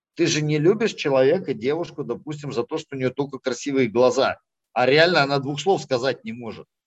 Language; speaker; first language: Russian; native; Russian